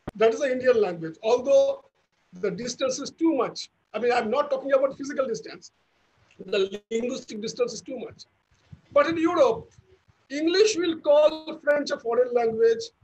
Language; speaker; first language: English; non-native, local second language; Bangla